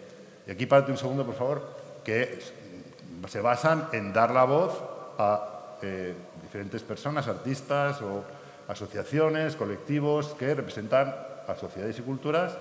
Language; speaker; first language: Spanish; native; Spanish